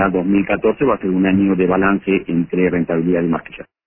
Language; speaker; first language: Spanish; native; Spanish